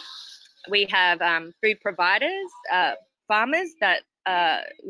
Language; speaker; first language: English; native; English